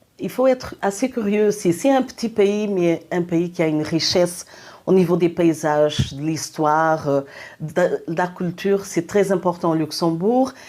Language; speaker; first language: French; non-native, fluent; Portuguese